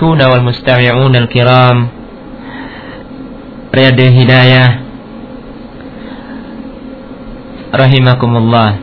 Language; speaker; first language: Arabic; non-native, fluent; Indonesian